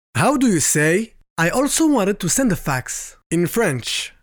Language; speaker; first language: English; non-native, fluent; French